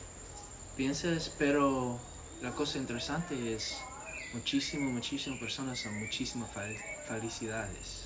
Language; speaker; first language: Spanish; non-native, learner; English